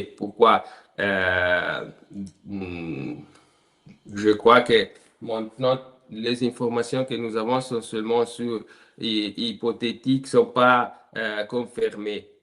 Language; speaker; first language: French; non-native, learner; Italian